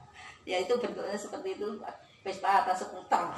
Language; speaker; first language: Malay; non-native, local second language; Javanese